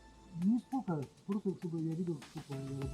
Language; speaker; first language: Russian; native; Russian